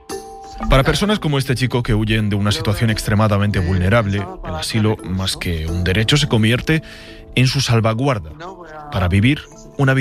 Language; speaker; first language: Spanish; native; Spanish